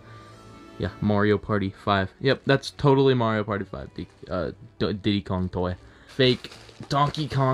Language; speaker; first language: English; native; English